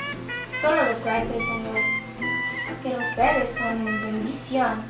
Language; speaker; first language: Spanish; non-native, learner; English